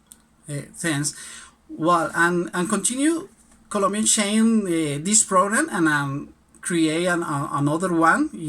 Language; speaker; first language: English; non-native, learner; Spanish